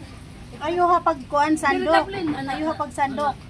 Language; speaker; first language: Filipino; non-native, local second language; Cebuano